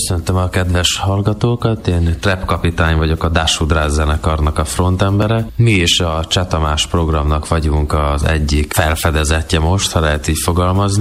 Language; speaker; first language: Hungarian; native; Hungarian